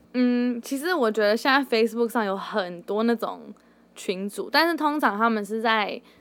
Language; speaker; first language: Chinese; early bilingual, heritage; Chinese